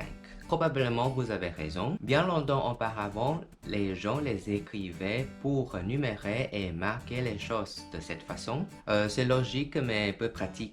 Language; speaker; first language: French; non-native, fluent; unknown